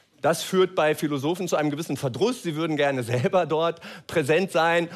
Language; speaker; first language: German; native; German